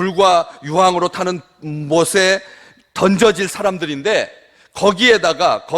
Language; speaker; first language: Korean; native; Korean